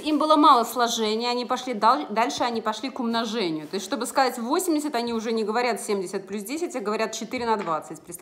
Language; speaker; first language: Russian; native; Russian